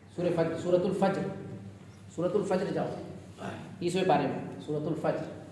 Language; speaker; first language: Urdu; native; Urdu